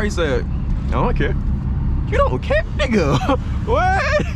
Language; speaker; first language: English; native; English